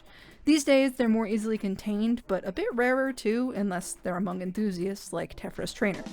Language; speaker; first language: English; native; English